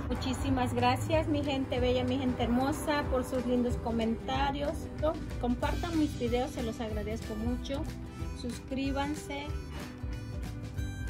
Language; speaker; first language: Spanish; native; Spanish